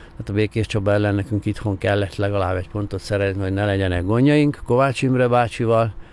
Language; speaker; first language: Hungarian; native; Hungarian